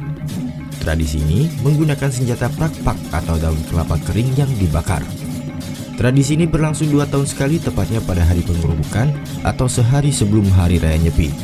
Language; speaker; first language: Indonesian; native; Indonesian